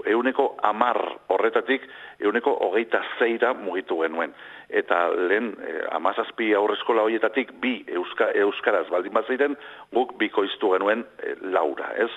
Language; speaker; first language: Basque; non-native, local second language; Spanish